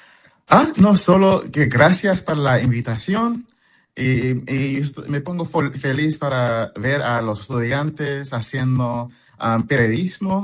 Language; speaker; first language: Spanish; non-native, fluent; English